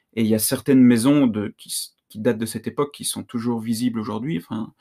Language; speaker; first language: French; native; French